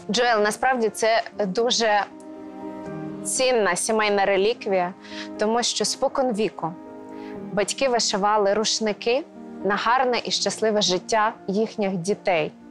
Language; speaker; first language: Ukrainian; native; Ukrainian